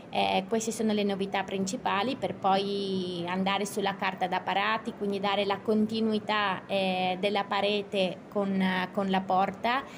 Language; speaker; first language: Italian; native; Italian